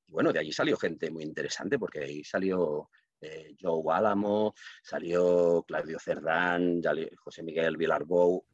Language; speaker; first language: Spanish; non-native, local second language; Catalan